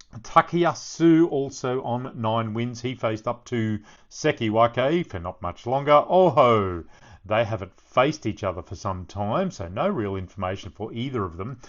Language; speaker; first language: English; native; English